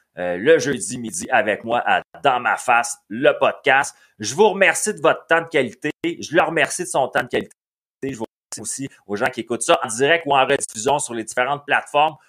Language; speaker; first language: French; native; French